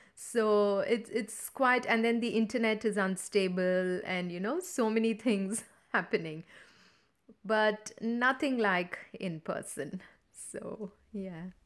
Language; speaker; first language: English; non-native, local second language; Tamil